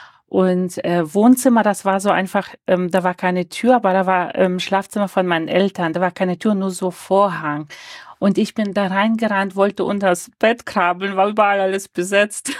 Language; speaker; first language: German; early bilingual, other home language; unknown